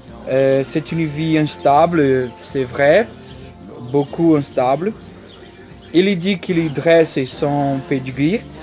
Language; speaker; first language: French; non-native, learner; Portuguese